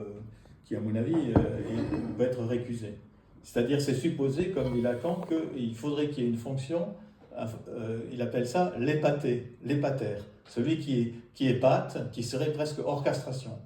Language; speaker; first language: French; native; French